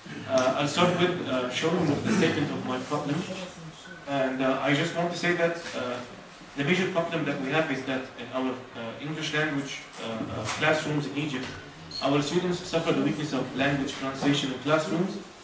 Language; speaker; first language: English; non-native, fluent; Arabic